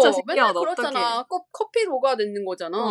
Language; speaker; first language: Korean; non-native, fluent; Chinese